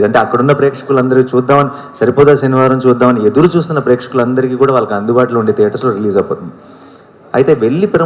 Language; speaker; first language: Telugu; native; Telugu